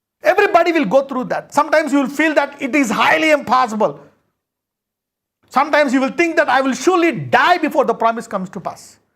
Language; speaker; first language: English; non-native, local second language; Telugu